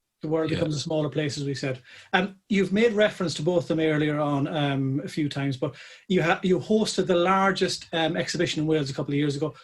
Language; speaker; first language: English; native; English